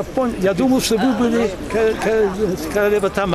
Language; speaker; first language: Russian; early bilingual, heritage; Russian